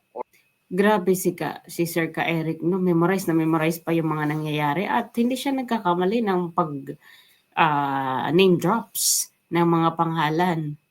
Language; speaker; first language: Filipino; non-native, local second language; Waray